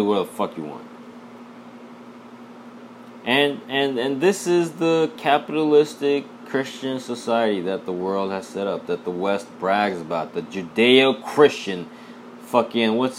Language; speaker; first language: English; non-native, local second language; Bangla